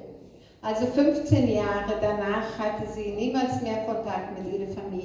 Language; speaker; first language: German; non-native, fluent; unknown